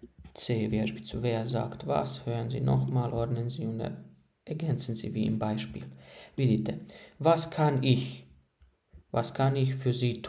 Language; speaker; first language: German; non-native, fluent; Croatian